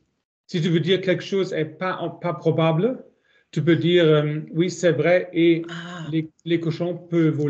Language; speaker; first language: French; non-native, learner; German